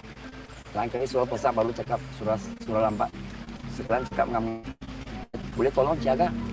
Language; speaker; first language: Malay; non-native, local second language; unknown